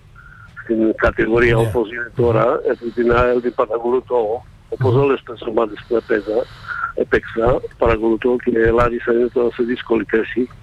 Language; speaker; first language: Greek; non-native, fluent; Slovak